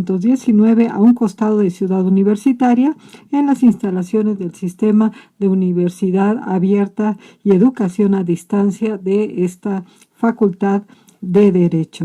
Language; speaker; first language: Spanish; native; Spanish